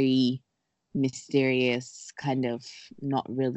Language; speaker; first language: English; non-native, local second language; Akan